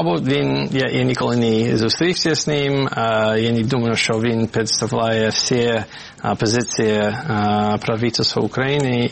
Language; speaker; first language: Ukrainian; non-native, fluent; English